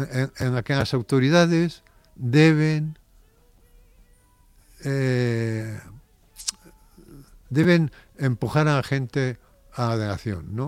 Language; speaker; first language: Spanish; native; Spanish